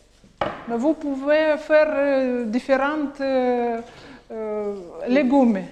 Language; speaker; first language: French; non-native, learner; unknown